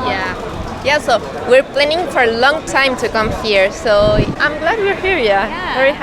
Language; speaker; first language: English; non-native, fluent; Spanish